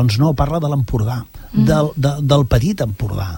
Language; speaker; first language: Catalan; native; Catalan